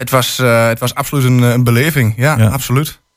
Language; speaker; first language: Dutch; native; Dutch